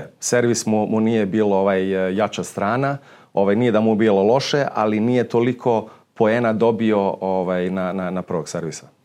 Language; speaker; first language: Serbian; early bilingual, heritage; Serbian